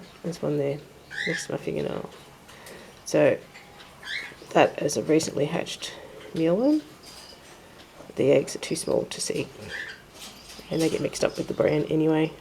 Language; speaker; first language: English; native; English